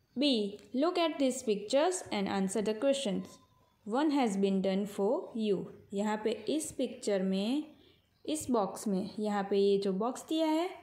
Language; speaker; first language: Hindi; non-native, local second language; Gujarati